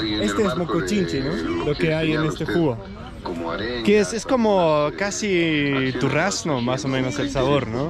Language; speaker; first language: Spanish; non-native, learner; English